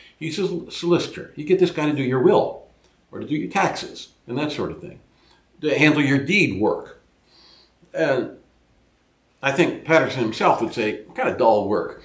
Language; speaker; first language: English; native; English